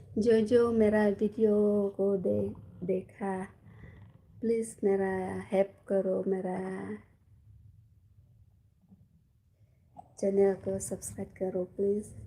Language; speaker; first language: Hindi; non-native, local second language; Khasi